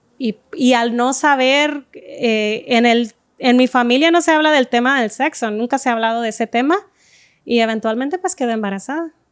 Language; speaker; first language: Spanish; native; Spanish